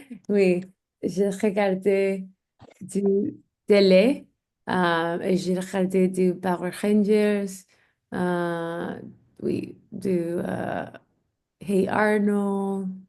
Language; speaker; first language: French; non-native, learner; English